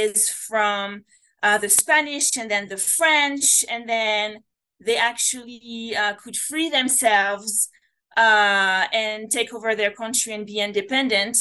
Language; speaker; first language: English; non-native, fluent; French